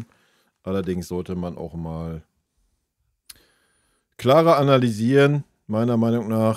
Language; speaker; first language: German; native; German